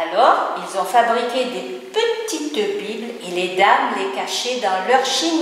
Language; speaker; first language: French; native; French